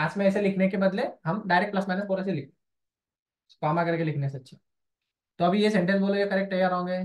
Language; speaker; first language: Hindi; non-native, local second language; Marathi